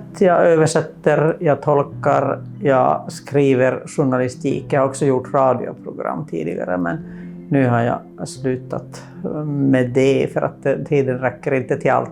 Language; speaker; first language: Swedish; non-native, local second language; Finnish